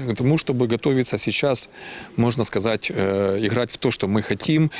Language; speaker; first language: Ukrainian; non-native, local second language; Russian